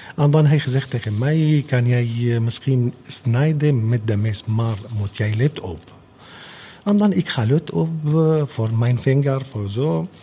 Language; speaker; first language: Dutch; non-native, learner; Arabic